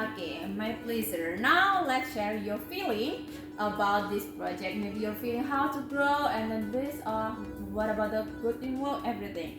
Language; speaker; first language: English; non-native, fluent; Indonesian